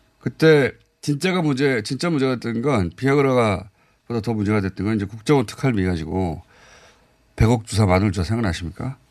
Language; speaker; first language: Korean; native; Korean